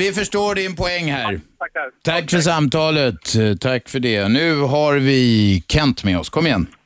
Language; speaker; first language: Swedish; native; Swedish